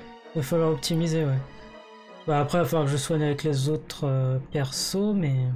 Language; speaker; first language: French; native; French